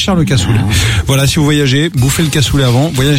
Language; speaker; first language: French; native; French